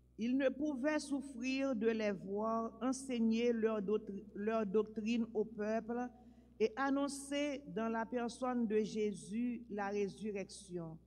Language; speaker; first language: French; non-native, local second language; Haitian Creole